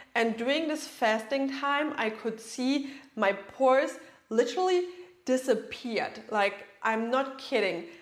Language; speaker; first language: English; non-native, fluent; German